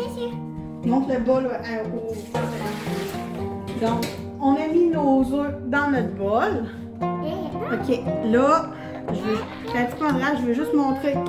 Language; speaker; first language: French; native; French